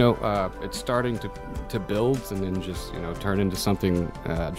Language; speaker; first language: English; native; English